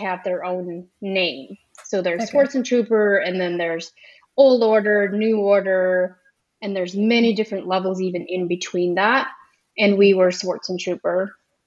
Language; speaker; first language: English; early bilingual, other home language; Pennsylvania German